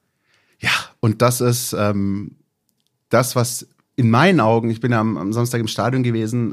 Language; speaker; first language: German; native; German